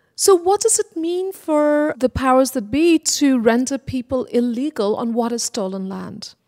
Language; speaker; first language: English; non-native, local second language; Bangla